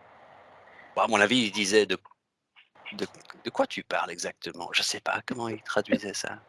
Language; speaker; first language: French; native; French